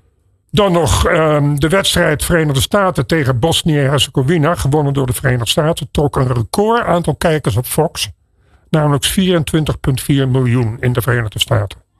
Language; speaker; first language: Dutch; native; Dutch